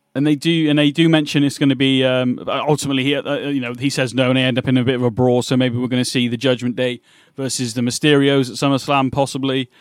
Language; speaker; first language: English; native; English